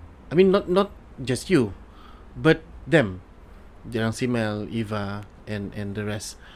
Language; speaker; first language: English; non-native, local second language; Malay